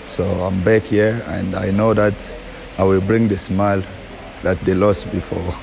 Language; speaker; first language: English; non-native, fluent; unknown